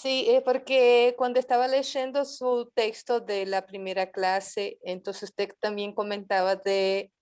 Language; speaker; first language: Spanish; non-native, fluent; Portuguese